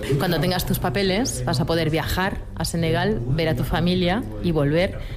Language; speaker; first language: Spanish; native; Spanish